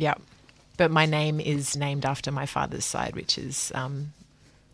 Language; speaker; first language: English; native; English